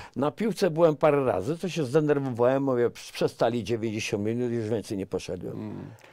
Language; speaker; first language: Polish; native; Polish